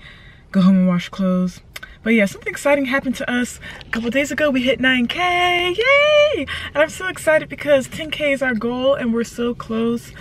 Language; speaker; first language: English; native; English